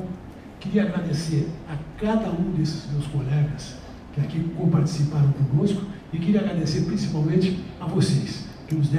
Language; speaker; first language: Portuguese; native; Portuguese